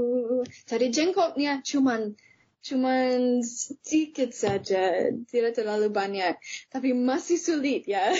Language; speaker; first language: Indonesian; non-native, fluent; English